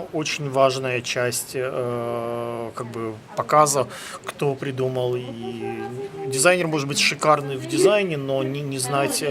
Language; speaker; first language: Russian; native; Russian